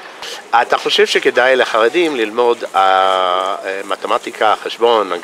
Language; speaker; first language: Hebrew; non-native, fluent; English